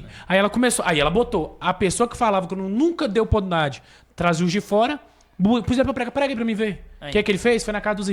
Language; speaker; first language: Portuguese; native; Portuguese